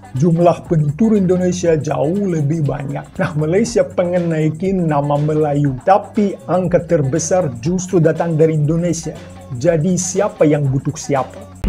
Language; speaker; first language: Malay; non-native, fluent; Russian